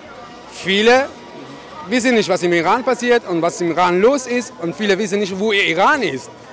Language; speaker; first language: German; non-native, learner; Persian